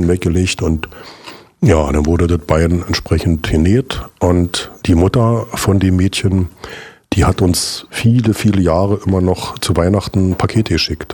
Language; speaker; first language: German; native; German